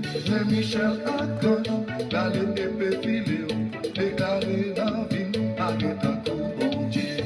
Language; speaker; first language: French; non-native, local second language; Haitian Creole